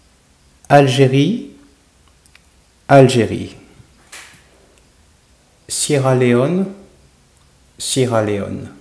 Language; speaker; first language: French; non-native, fluent; English